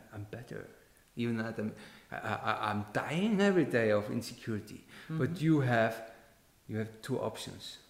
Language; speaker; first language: English; non-native, fluent; Icelandic